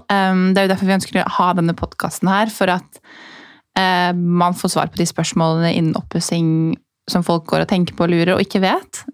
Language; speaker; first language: Norwegian; native; Norwegian